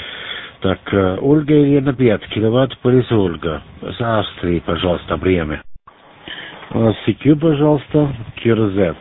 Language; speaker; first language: Russian; non-native, learner; German